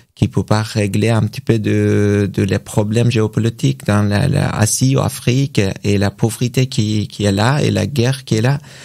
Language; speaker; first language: French; non-native, learner; Persian